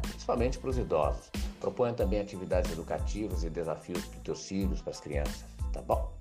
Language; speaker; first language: Portuguese; native; Portuguese